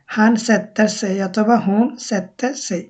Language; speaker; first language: Swedish; non-native, fluent; Bangla